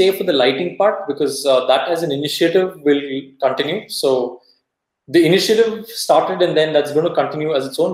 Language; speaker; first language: English; non-native, local second language; Kannada